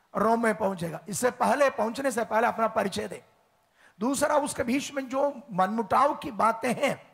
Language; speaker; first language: Hindi; native; Hindi